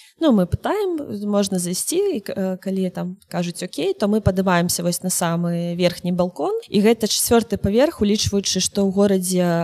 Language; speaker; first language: Belarusian; non-native, local second language; Russian